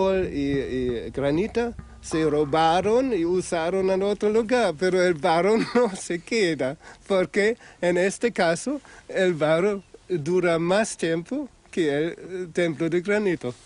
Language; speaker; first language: Spanish; non-native, fluent; German